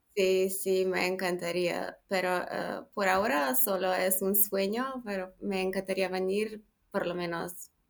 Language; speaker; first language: Spanish; non-native, learner; Macedonian